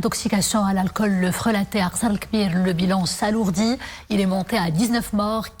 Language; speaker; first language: French; non-native, local second language; Arabic